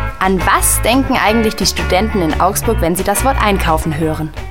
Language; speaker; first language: German; native; German